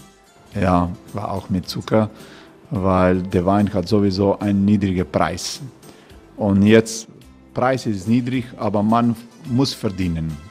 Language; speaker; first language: German; non-native, learner; Croatian